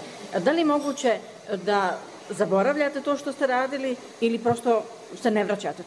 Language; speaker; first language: Serbian; native; Serbian